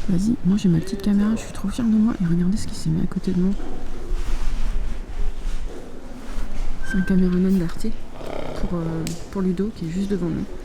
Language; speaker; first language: French; native; French